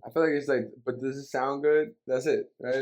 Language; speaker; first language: English; native; English